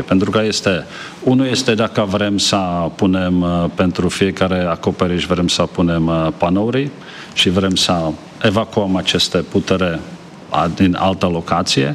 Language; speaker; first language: Romanian; non-native, fluent; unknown